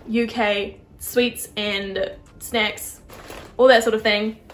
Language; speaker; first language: English; native; English